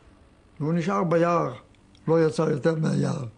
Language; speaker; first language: Hebrew; non-native, fluent; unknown